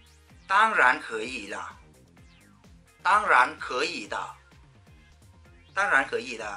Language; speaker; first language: Chinese; non-native, fluent; Vietnamese